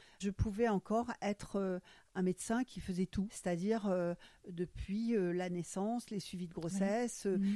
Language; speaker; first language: French; non-native, fluent; German